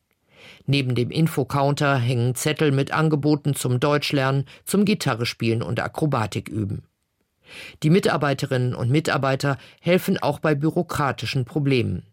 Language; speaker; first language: German; native; German